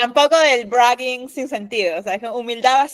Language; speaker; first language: Spanish; native; Spanish